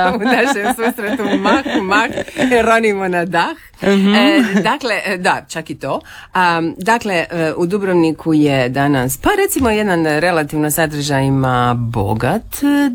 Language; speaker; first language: Serbian; native; Serbian